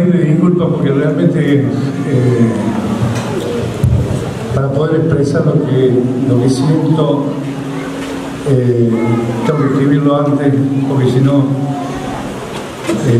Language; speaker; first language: Spanish; native; Spanish